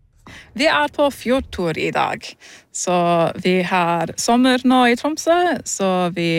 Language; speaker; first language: Norwegian; non-native, fluent; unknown